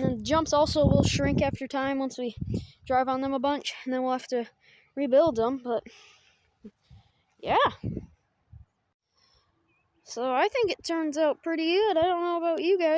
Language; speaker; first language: English; native; English